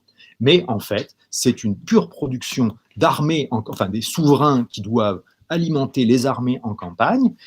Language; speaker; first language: French; native; French